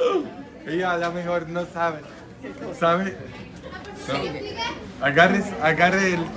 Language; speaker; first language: Spanish; non-native, fluent; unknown